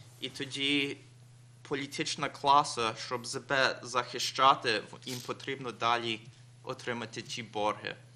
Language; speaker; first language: Ukrainian; early bilingual, heritage; Ukrainian